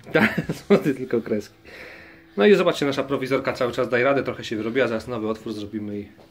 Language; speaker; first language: Polish; native; Polish